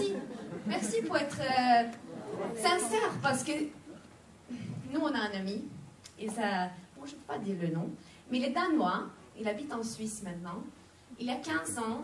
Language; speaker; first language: French; non-native, fluent; Swedish